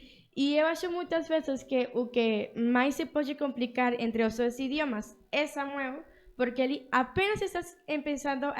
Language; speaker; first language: Portuguese; early bilingual, other home language; Spanish